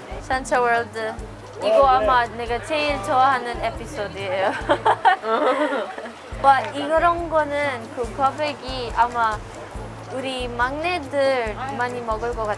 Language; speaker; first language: Korean; non-native, learner; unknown